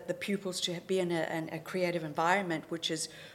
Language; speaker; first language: English; native; English